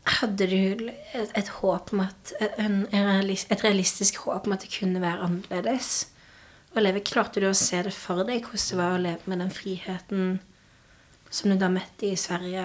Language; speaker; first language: Norwegian; native; Norwegian